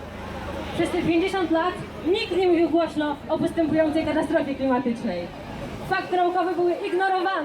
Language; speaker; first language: Polish; native; Polish